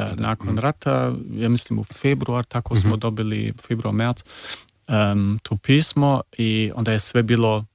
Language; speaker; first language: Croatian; early bilingual, heritage; Serbian